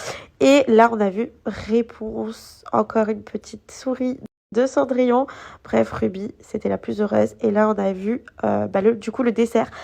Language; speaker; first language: French; native; French